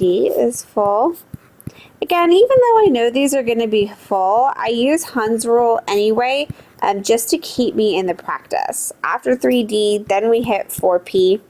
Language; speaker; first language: English; native; English